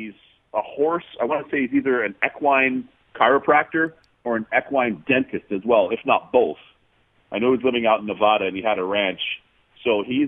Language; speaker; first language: English; native; English